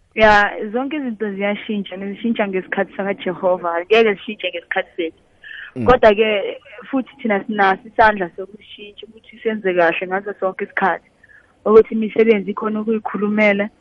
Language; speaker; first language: Zulu; native; Zulu